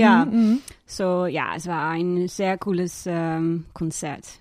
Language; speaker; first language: German; non-native, learner; Dutch